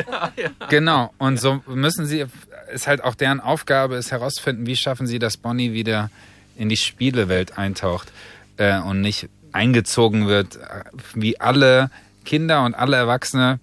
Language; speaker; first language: German; native; German